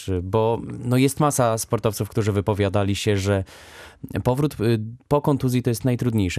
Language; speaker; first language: Polish; native; Polish